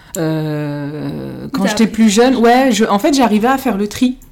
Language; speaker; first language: French; native; French